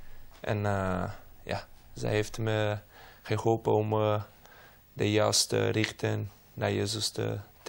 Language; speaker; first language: Dutch; non-native, learner; Portuguese